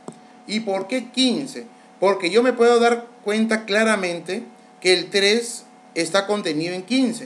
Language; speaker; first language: Spanish; native; Spanish